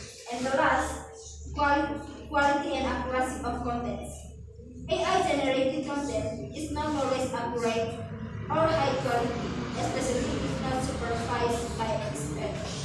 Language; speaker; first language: English; non-native, learner; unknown